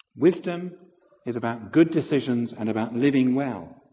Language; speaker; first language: English; native; English